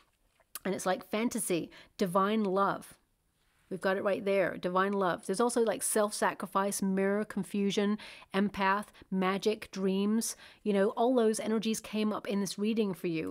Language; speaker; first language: English; native; English